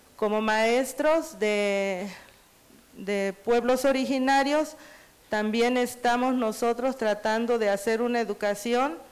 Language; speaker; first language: Spanish; native; Spanish